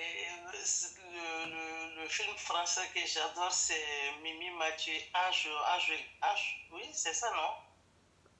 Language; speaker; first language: French; non-native, fluent; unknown